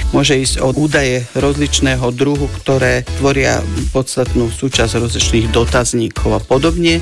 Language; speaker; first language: Slovak; native; Slovak